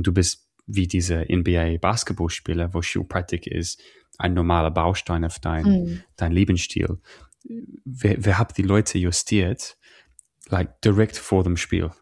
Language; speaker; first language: German; non-native, learner; English